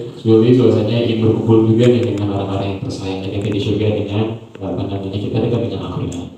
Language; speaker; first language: Indonesian; native; Indonesian